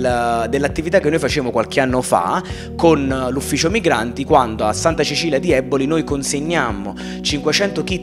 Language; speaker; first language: Italian; native; Italian